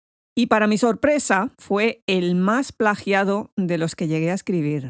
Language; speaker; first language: Spanish; native; Spanish